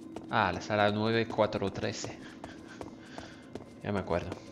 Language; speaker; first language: Spanish; non-native, learner; French